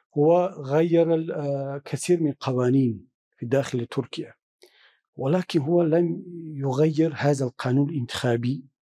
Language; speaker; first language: Arabic; non-native, fluent; Tajik